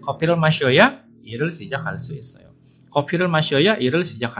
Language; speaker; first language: Korean; non-native, fluent; Indonesian